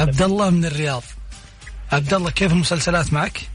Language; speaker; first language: Arabic; native; Arabic